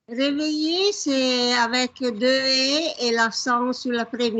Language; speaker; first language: French; non-native, learner; Italian